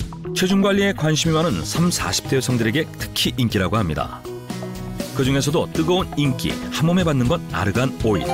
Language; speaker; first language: Korean; native; Korean